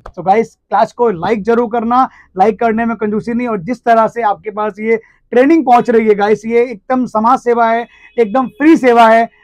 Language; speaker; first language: Hindi; native; Hindi